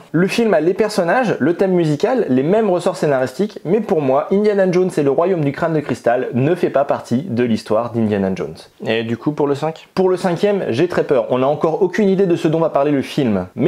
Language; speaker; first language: French; native; French